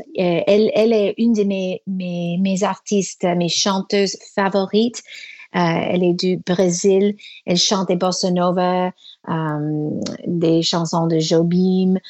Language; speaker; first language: French; non-native, learner; English